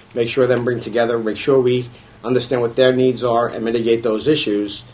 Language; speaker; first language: English; native; English